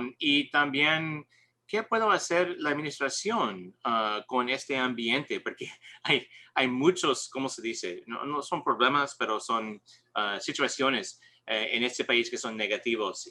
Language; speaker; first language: Spanish; non-native, learner; English